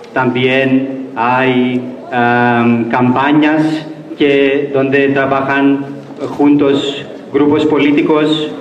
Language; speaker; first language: Spanish; non-native, learner; Greek